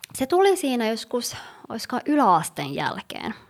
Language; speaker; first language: Finnish; early bilingual, other home language; Somali